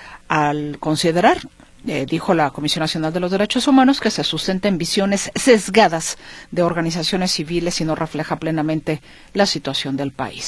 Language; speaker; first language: Spanish; native; Spanish